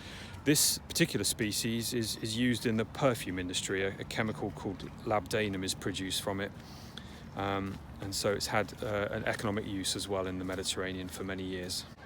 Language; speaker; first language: English; native; English